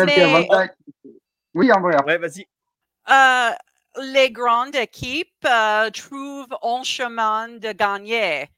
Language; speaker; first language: French; non-native, learner; English